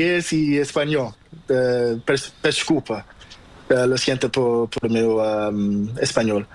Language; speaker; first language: Spanish; non-native, learner; Portuguese